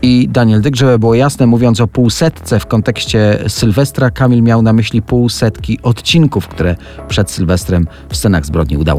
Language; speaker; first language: Polish; native; Polish